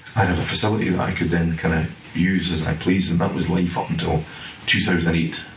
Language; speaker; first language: English; native; English